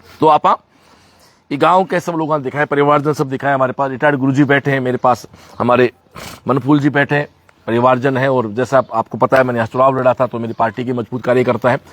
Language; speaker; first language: Hindi; native; Hindi